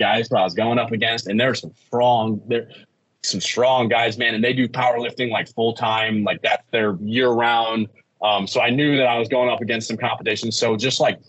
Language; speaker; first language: English; native; English